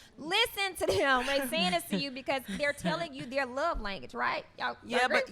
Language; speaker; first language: English; native; English